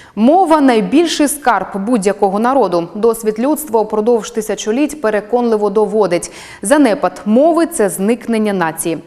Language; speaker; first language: Ukrainian; native; Ukrainian